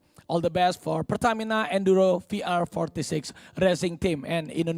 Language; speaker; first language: English; non-native, learner; Indonesian